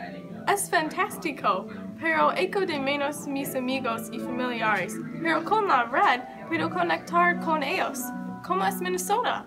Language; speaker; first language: Spanish; non-native, learner; English